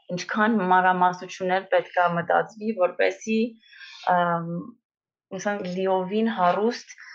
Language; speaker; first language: Armenian; early bilingual, heritage; Armenian